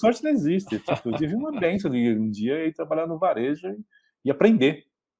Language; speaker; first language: Portuguese; native; Portuguese